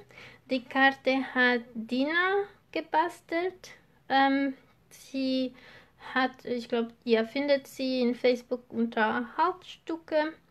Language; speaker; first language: German; non-native, fluent; Spanish